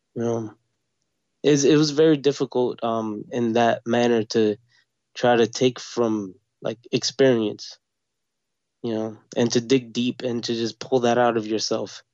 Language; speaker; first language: English; native; English